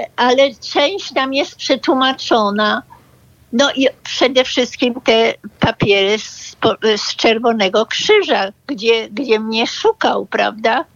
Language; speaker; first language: Polish; early bilingual, other home language; German